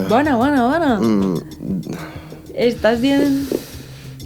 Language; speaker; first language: Catalan; native; Catalan